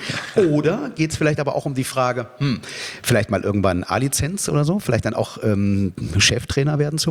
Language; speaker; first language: German; native; German